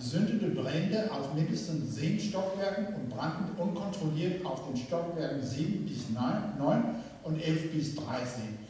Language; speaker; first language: German; non-native, learner; Danish